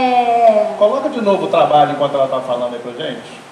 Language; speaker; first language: Portuguese; native; Portuguese